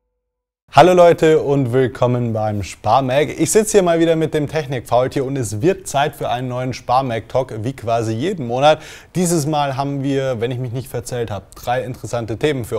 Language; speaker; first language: German; native; German